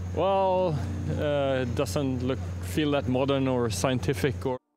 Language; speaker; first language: English; native; English